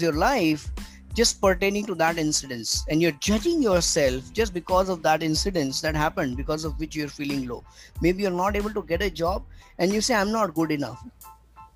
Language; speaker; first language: English; non-native, local second language; Hindi